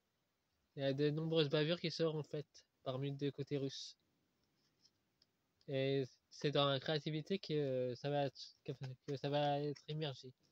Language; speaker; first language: French; native; French